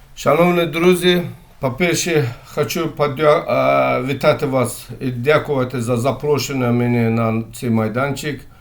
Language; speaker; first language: Ukrainian; non-native, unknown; Azerbaijani